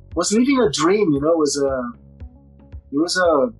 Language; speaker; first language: English; non-native, fluent; Portuguese